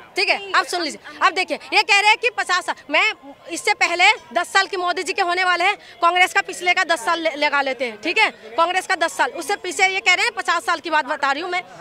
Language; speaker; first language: Hindi; non-native, local second language; Assamese